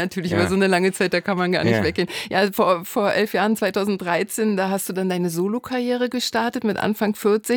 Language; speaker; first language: German; native; German